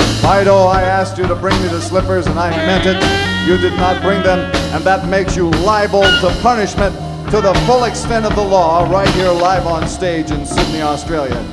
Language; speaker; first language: English; native; English